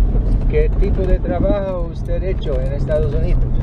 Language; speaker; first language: Spanish; non-native, learner; English